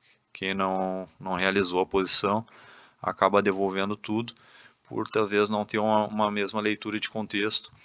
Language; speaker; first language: Portuguese; native; Portuguese